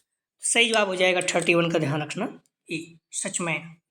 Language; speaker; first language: Hindi; native; Hindi